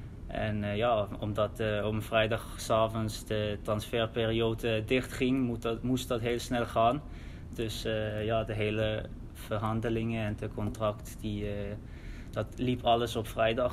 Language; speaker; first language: Dutch; early bilingual, heritage; German